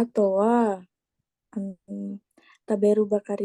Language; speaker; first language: Japanese; non-native, learner; Indonesian